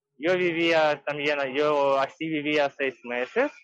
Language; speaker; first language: Spanish; non-native, fluent; Ukrainian